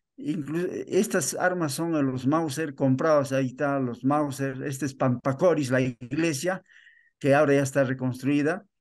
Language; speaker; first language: Spanish; native; Spanish